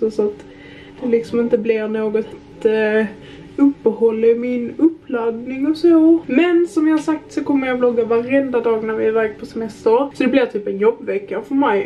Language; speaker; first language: Swedish; native; Swedish